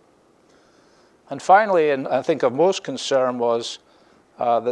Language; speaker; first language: English; native; English